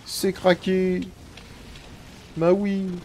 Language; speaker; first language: French; native; French